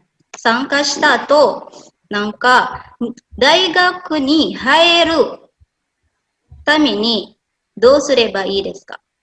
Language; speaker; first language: Japanese; non-native, fluent; Indonesian